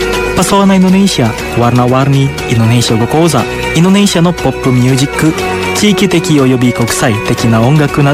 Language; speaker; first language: Japanese; non-native, fluent; Indonesian